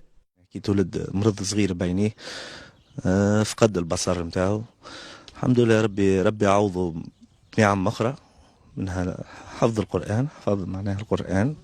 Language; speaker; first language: Arabic; native; Arabic